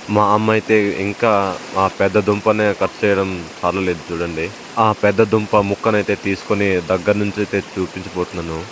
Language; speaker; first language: Telugu; non-native, local second language; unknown